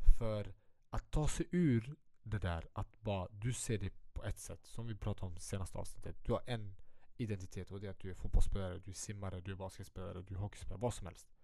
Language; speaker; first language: Swedish; early bilingual, other home language; Central Kurdish